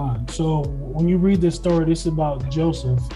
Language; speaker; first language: English; native; English